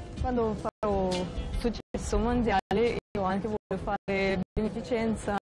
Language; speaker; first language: Italian; non-native, learner; Russian